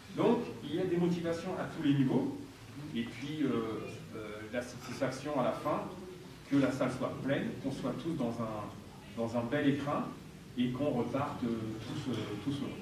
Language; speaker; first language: French; native; French